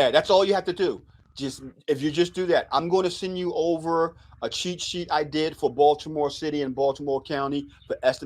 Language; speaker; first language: English; native; English